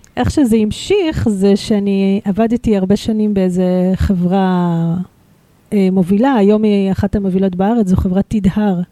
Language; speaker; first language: Hebrew; early bilingual, other home language; Russian